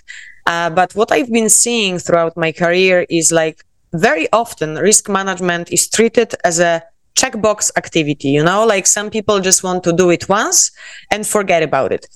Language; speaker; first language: English; non-native, fluent; Polish